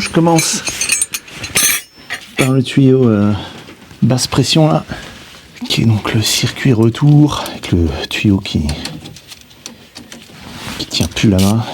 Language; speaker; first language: French; native; French